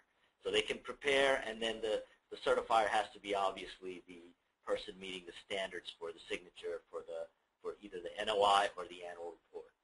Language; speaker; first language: English; native; English